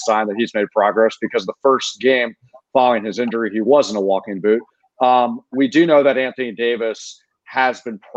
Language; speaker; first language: English; native; English